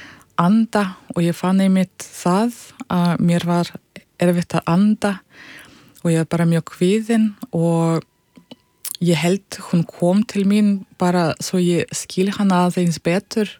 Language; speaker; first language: Icelandic; non-native, fluent; Russian